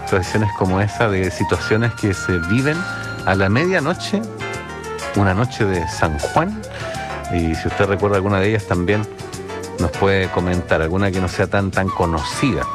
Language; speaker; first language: Spanish; native; Spanish